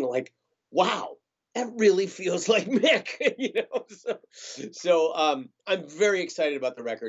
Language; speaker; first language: English; native; English